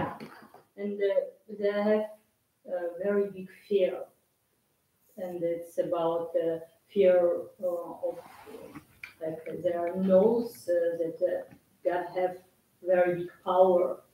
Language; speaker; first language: English; non-native, learner; Russian